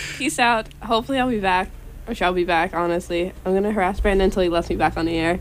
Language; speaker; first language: English; native; English